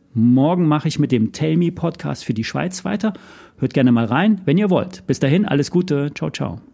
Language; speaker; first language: German; native; German